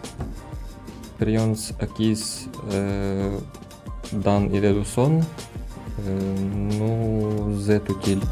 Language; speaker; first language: French; non-native, learner; Ukrainian